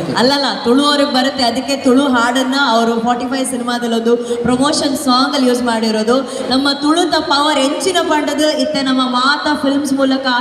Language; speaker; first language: Kannada; non-native, local second language; Tulu